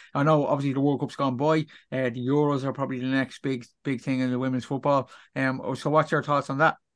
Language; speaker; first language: English; native; English